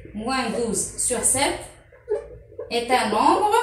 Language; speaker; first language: French; non-native, local second language; Arabic